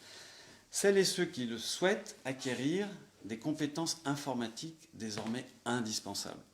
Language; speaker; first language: French; native; French